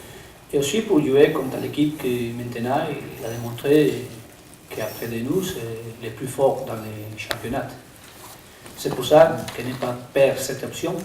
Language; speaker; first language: French; non-native, learner; Spanish